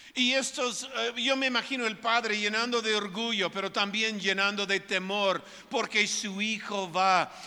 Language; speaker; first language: Spanish; non-native, fluent; English